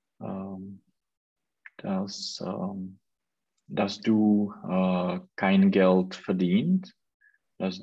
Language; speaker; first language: German; non-native, learner; Czech